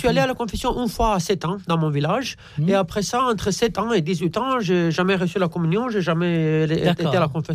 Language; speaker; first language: French; non-native, fluent; Romanian